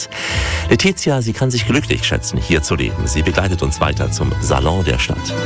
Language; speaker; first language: German; native; German